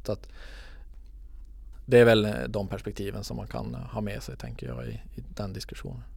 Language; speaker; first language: Swedish; native; Swedish